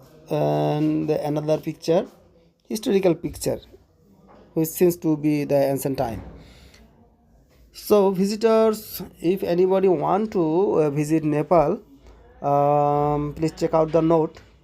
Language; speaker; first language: English; non-native, local second language; Bangla